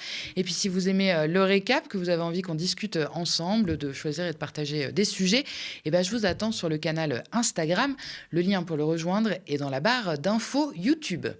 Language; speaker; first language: French; native; French